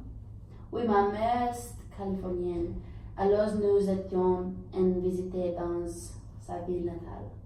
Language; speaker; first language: French; non-native, learner; English